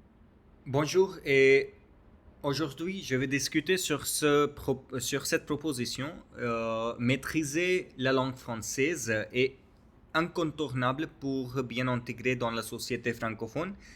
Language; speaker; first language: French; non-native, learner; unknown